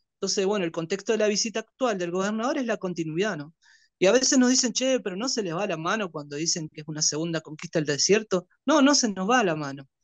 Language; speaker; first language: Spanish; native; Spanish